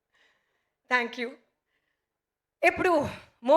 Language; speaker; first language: Telugu; non-native, learner; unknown